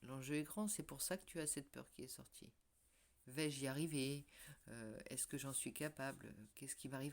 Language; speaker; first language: French; native; French